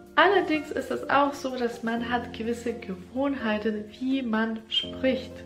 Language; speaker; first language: German; non-native, fluent; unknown